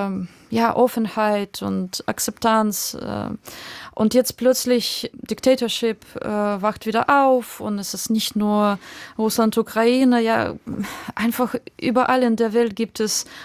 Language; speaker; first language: German; non-native, fluent; Russian